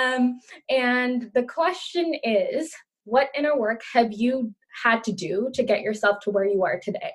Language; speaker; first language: English; early bilingual, other home language; Urdu